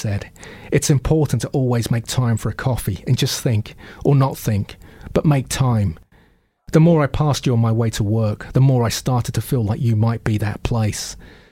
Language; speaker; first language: English; native; English